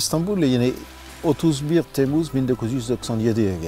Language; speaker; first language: Turkish; non-native, learner; French